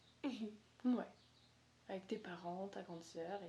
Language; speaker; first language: French; native; French